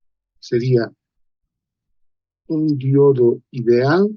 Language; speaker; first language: Spanish; native; Spanish